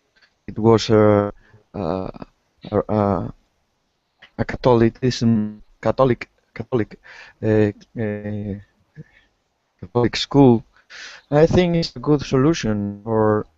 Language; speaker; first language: English; non-native, learner; Spanish